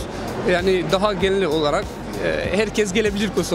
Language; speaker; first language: Turkish; non-native, fluent; Albanian